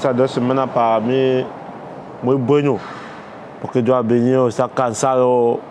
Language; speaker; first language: Spanish; non-native, learner; Arabic